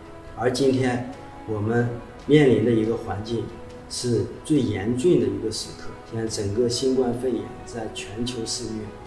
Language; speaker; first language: Chinese; native; Chinese